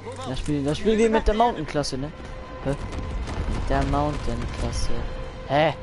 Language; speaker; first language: German; non-native, local second language; Luxembourgish